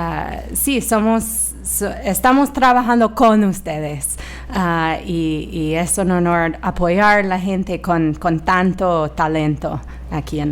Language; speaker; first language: Spanish; non-native, fluent; English